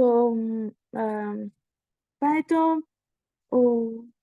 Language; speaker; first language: French; non-native, learner; Spanish